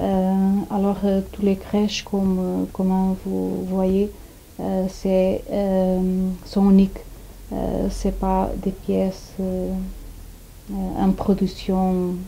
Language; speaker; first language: French; non-native, fluent; Portuguese